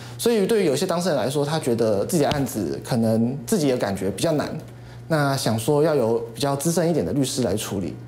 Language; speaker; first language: Chinese; native; Chinese